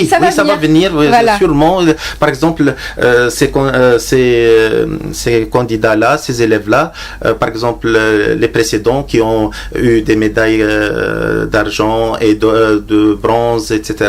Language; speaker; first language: French; non-native, local second language; Arabic